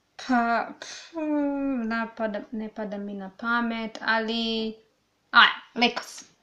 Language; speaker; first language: Serbian; non-native, learner; Swahili